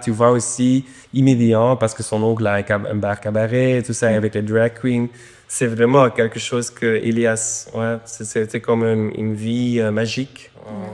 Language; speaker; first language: French; non-native, local second language; Dutch